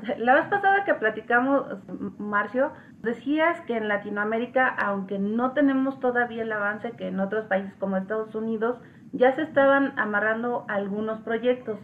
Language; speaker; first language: Spanish; native; Spanish